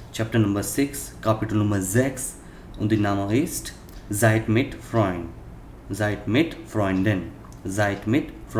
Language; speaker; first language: German; non-native, fluent; Hindi